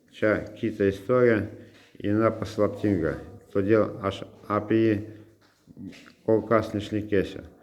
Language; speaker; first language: Lithuanian; non-native, local second language; Russian